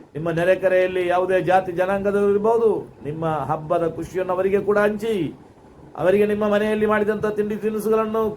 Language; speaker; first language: Kannada; non-native, local second language; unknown